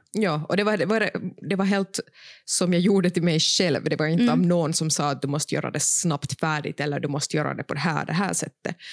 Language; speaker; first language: Swedish; non-native, local second language; Finnish